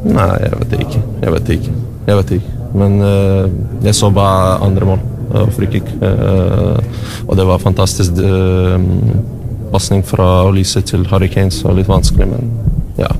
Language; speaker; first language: Norwegian; non-native, learner; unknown